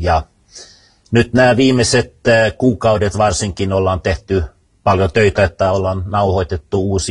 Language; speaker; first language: Finnish; early bilingual, heritage; Finnish